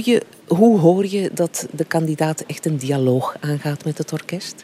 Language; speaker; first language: Dutch; native; Dutch